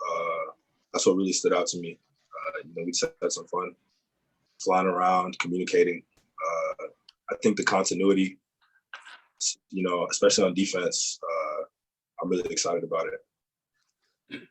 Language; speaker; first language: English; native; English